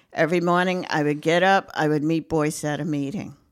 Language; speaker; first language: English; native; English